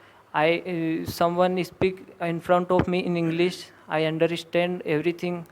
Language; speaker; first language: English; non-native, learner; Hindi